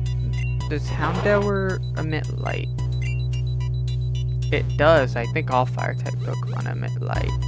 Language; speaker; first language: English; native; English